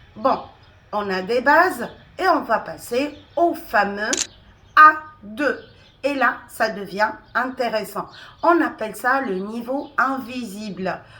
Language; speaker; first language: French; non-native, local second language; Arabic